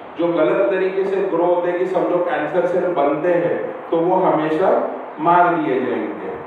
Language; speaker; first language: Hindi; non-native, local second language; Marathi